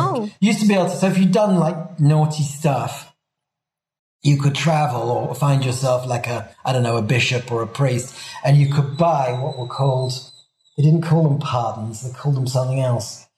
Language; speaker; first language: English; native; English